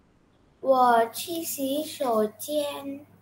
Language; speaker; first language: Chinese; non-native, learner; Indonesian